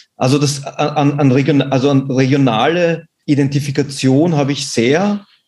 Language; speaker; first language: German; early bilingual, other home language; Persian